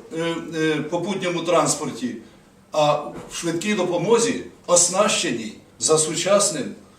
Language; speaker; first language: Ukrainian; native; Ukrainian